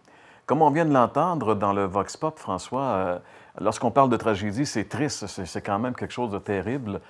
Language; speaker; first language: French; native; French